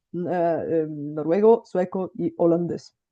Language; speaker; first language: Spanish; non-native, fluent; Bulgarian